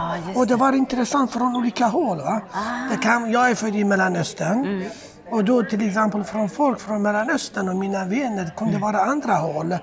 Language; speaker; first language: Swedish; non-native, fluent; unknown